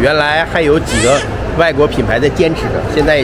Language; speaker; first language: Chinese; native; Chinese